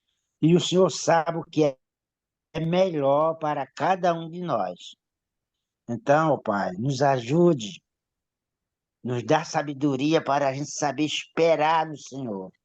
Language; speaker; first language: Portuguese; native; Portuguese